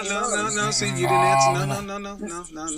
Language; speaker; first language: English; native; English